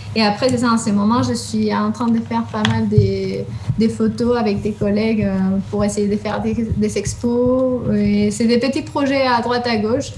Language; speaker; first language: French; non-native, fluent; Spanish